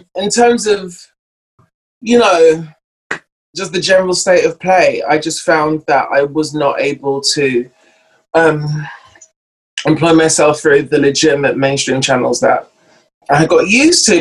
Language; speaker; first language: English; native; English